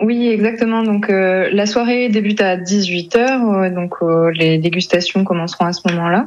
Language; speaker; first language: French; native; French